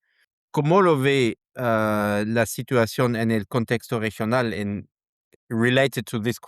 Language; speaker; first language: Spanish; non-native, learner; German